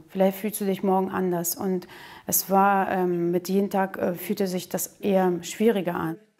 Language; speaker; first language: German; early bilingual, other home language; Russian